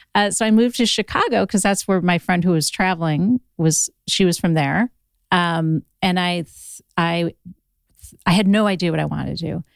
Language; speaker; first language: English; native; English